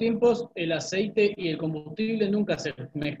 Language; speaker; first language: Spanish; native; Spanish